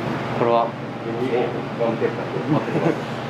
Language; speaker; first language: Japanese; native; Japanese